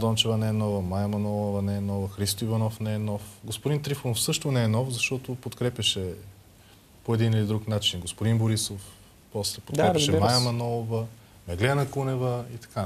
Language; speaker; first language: Bulgarian; native; Bulgarian